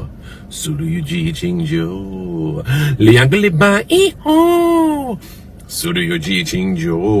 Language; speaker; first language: Chinese; non-native, learner; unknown